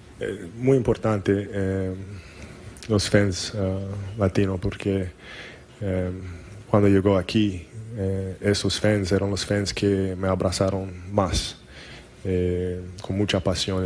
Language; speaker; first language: Spanish; non-native, learner; English